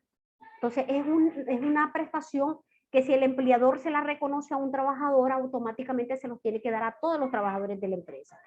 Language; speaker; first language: Spanish; native; Spanish